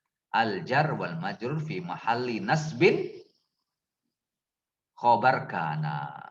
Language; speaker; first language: Arabic; non-native, fluent; Indonesian